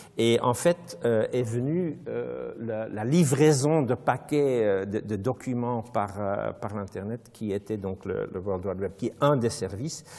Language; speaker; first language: French; non-native, local second language; Dutch